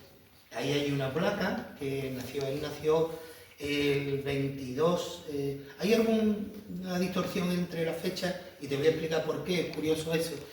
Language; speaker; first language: Spanish; native; Spanish